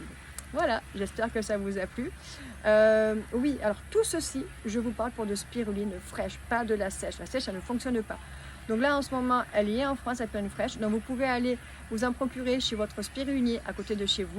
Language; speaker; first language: French; native; French